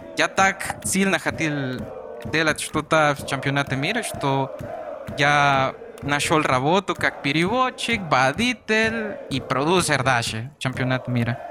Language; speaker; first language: Russian; non-native, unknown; Spanish